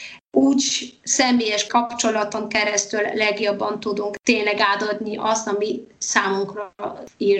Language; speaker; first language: Hungarian; non-native, fluent; Polish